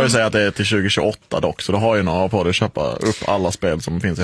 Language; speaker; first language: Swedish; native; Swedish